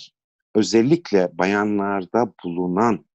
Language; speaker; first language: Turkish; native; Turkish